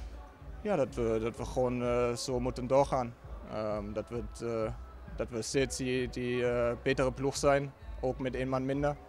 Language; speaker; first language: Dutch; non-native, fluent; German